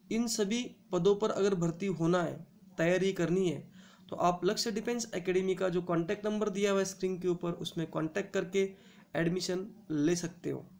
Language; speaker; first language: Hindi; non-native, local second language; Marathi